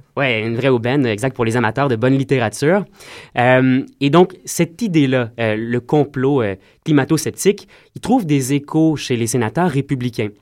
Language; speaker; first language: French; native; French